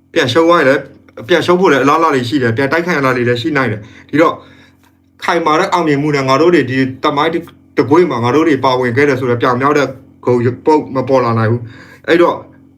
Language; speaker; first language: Burmese; native; Burmese